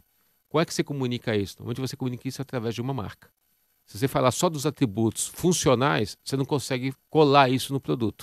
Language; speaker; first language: Portuguese; native; Portuguese